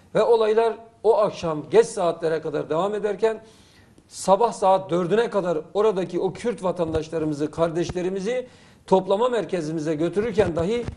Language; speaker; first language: Turkish; native; Turkish